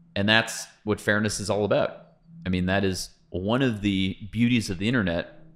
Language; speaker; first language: English; native; English